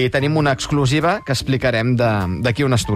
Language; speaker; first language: Catalan; native; Catalan